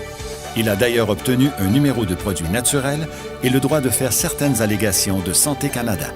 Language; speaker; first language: French; native; French